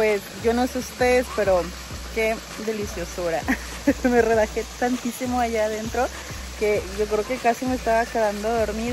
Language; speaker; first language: Spanish; native; Spanish